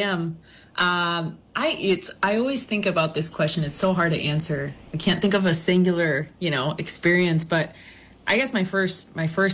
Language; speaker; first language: English; non-native, local second language; Spanish